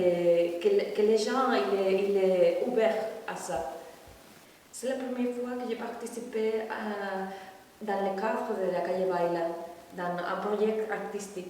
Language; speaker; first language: French; non-native, learner; Spanish